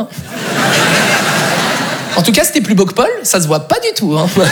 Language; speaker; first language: French; native; French